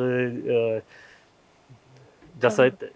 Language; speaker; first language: Kyrgyz; non-native, learner; German